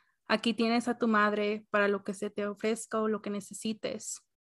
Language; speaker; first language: Spanish; early bilingual, heritage; Spanish